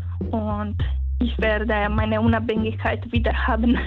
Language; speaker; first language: German; non-native, learner; Italian